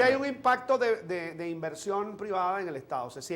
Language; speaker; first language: Spanish; native; Spanish